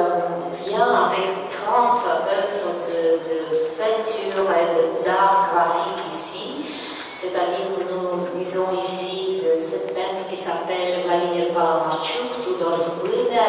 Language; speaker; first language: French; non-native, learner; Romanian